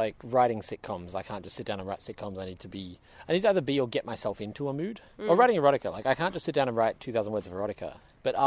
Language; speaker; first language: English; native; English